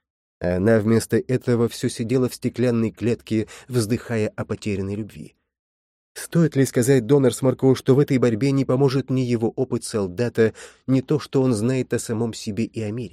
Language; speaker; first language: Russian; native; Russian